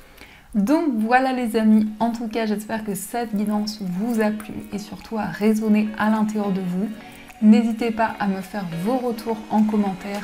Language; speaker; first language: French; native; French